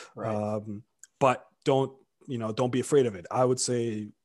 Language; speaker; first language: English; early bilingual, other home language; Romanian